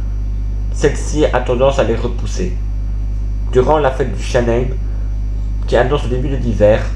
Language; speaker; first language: French; native; French